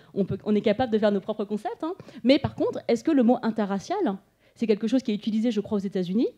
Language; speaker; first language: French; native; French